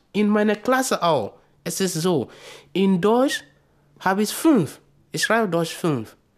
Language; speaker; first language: German; non-native, learner; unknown